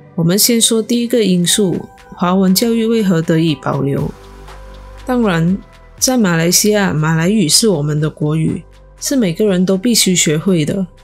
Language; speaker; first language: Chinese; native; Chinese